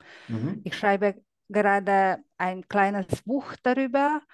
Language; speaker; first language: German; non-native, fluent; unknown